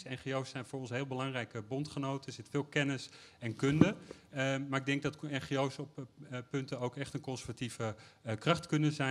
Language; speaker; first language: Dutch; native; Dutch